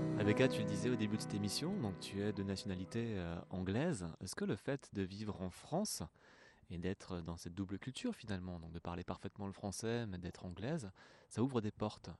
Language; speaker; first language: French; native; French